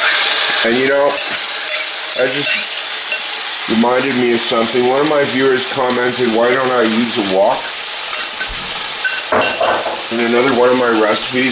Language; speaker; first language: English; native; English